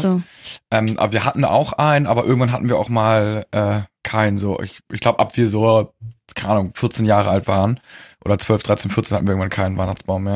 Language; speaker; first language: German; native; German